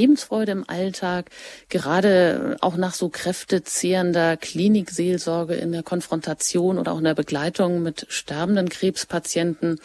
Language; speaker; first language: German; native; German